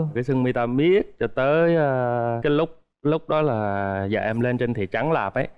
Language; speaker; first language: Vietnamese; native; Vietnamese